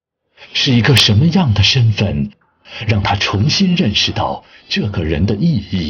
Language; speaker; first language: Chinese; native; Chinese